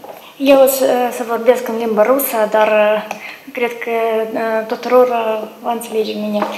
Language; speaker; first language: Romanian; non-native, local second language; Russian